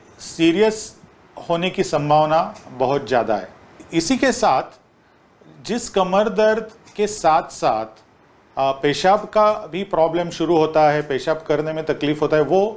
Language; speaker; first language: Hindi; non-native, local second language; Marathi